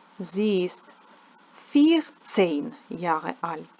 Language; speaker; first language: German; non-native, fluent; Ukrainian